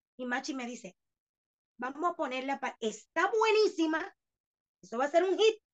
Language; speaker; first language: Spanish; native; Spanish